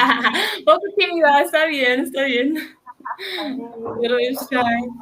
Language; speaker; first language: Spanish; non-native, learner; English